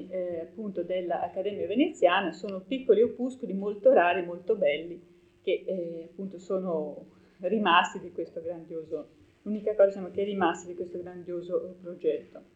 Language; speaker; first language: Italian; native; Italian